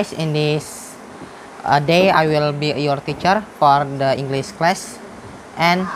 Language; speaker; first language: English; non-native, learner; Indonesian